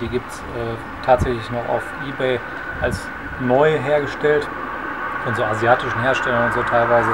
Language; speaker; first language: German; native; German